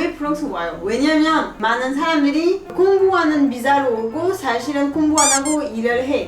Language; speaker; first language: Korean; non-native, learner; French